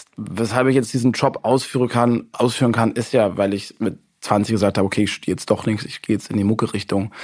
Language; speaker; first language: German; native; German